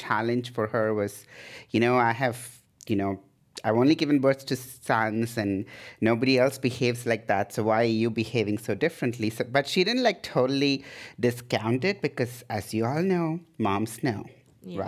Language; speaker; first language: English; non-native, local second language; Tamil